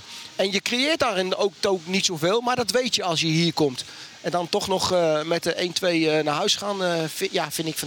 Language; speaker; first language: Dutch; native; Dutch